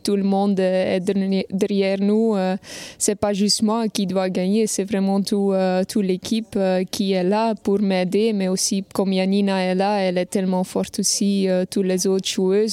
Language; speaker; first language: French; non-native, local second language; Dutch